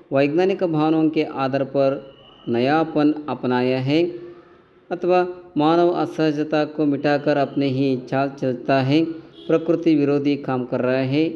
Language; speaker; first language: Hindi; non-native, local second language; Kannada